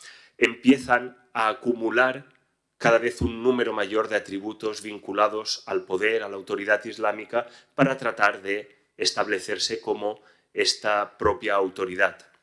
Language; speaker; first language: Spanish; native; Spanish